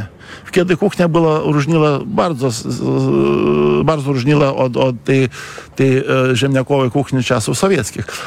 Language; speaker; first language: Polish; non-native, fluent; Lithuanian